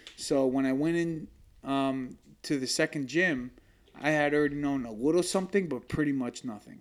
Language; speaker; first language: English; native; English